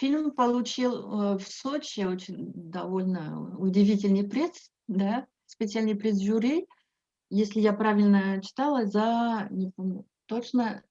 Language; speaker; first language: Russian; non-native, fluent; French